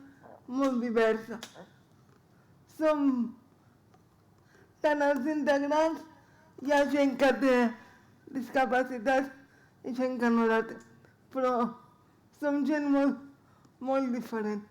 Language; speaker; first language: Catalan; non-native, local second language; Spanish